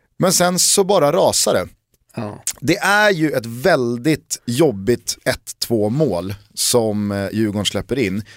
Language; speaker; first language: Swedish; native; Swedish